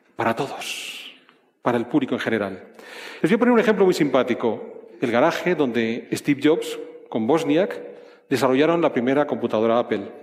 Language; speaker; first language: Spanish; native; Spanish